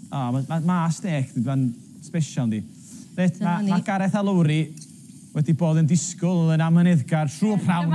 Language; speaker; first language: Welsh; native; Welsh